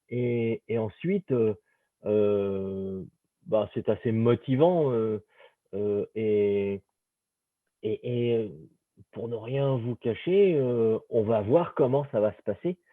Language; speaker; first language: French; native; French